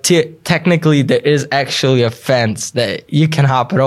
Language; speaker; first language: English; early bilingual, other home language; Yiddish